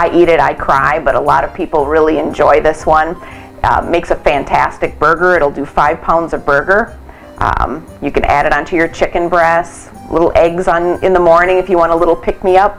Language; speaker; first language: English; native; English